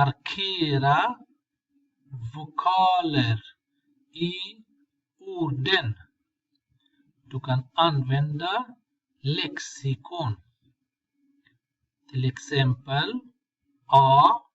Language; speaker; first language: Swedish; non-native, fluent; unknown